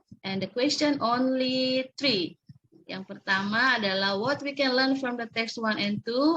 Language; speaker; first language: English; non-native, learner; Indonesian